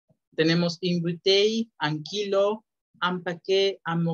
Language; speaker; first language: French; non-native, fluent; Spanish